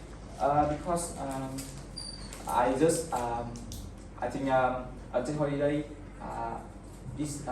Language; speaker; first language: English; non-native, learner; Vietnamese